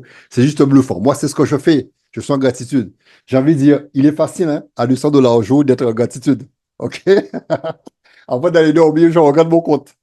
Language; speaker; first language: French; native; French